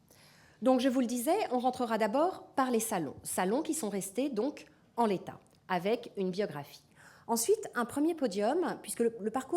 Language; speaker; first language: French; native; French